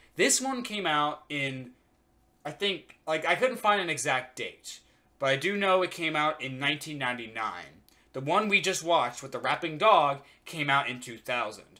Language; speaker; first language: English; native; English